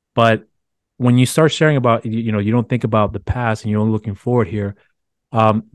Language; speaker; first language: English; early bilingual, other home language; Spanish